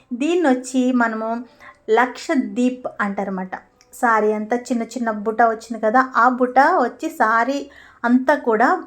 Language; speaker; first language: Telugu; native; Telugu